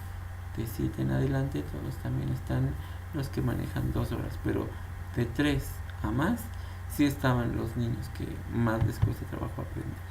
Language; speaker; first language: Spanish; native; Spanish